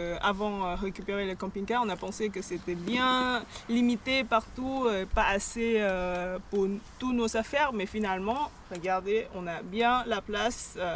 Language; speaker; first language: French; non-native, learner; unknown